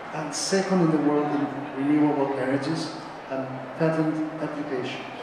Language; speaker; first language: English; non-native, fluent; Spanish